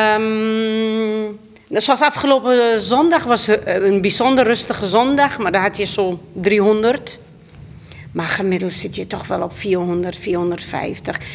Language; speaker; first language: Dutch; early bilingual, other home language; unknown